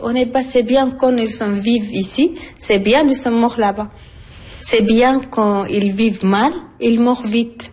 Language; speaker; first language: French; non-native, learner; Arabic